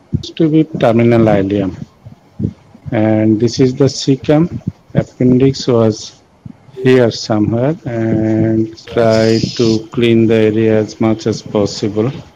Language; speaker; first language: English; non-native, local second language; Bangla